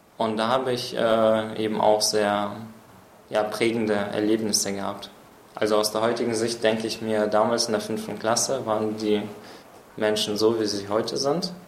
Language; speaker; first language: German; early bilingual, other home language; Russian